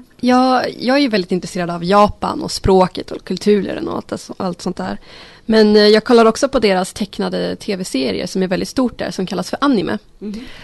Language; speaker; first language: Swedish; native; Swedish